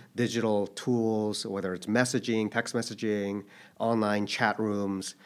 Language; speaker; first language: English; early bilingual, other home language; Korean